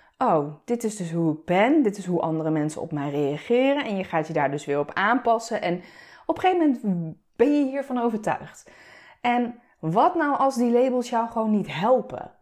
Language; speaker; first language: Dutch; early bilingual, other home language; Turkish